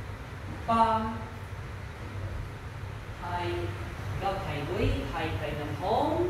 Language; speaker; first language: Vietnamese; non-native, learner; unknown